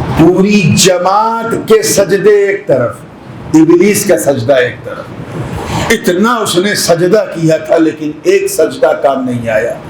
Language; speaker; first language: Urdu; native; Urdu